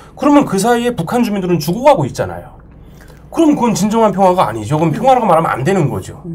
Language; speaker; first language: Korean; native; Korean